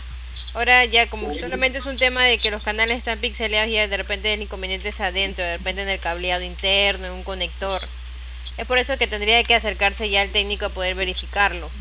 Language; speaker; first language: Spanish; native; Spanish